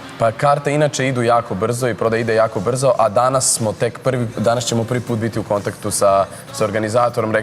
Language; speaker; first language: Serbian; early bilingual, heritage; Serbian